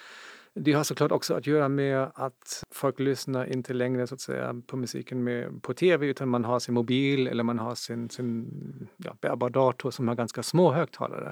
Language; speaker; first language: Swedish; non-native, fluent; German